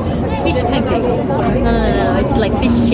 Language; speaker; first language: English; non-native, fluent; Korean